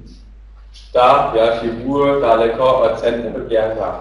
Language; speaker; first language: Russian; non-native, learner; German